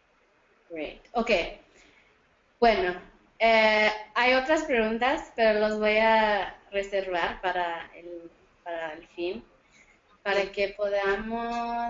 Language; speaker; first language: Spanish; early bilingual, heritage; Spanish